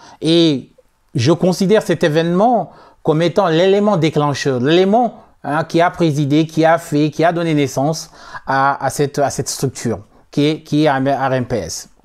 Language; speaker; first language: French; non-native, local second language; Soninke